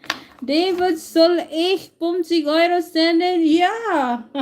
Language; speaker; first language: German; non-native, learner; Filipino